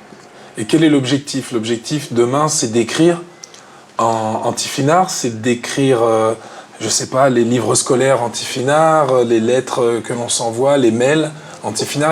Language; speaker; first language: French; native; French